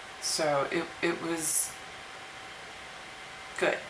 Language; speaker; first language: English; native; English